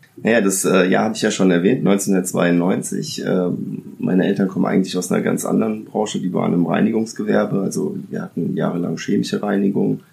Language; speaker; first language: German; early bilingual, other home language; Italian